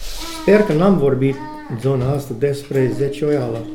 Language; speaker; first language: Romanian; non-native, learner; English